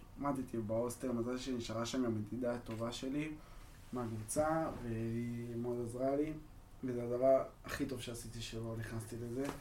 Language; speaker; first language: Hebrew; native; Hebrew